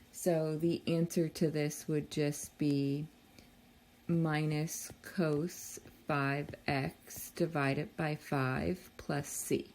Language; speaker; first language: English; native; English